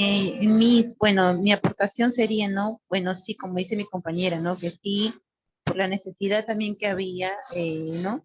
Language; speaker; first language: Spanish; native; Spanish